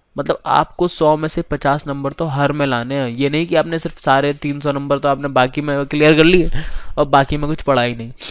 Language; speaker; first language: Hindi; native; Hindi